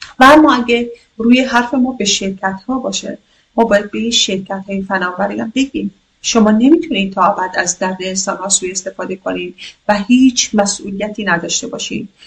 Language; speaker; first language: Persian; non-native, local second language; Kurdish